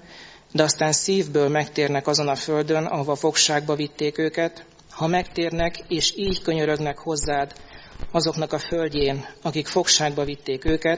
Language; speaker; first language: Hungarian; native; Hungarian